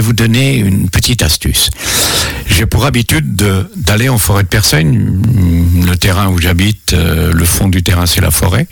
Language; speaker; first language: French; native; French